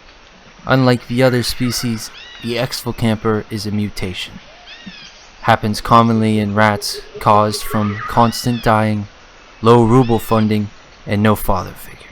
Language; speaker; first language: English; native; English